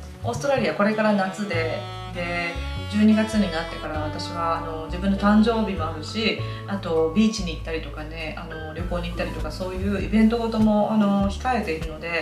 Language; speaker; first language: Japanese; native; Japanese